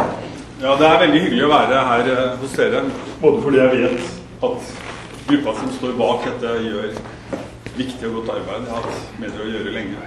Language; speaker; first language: Norwegian; native; Norwegian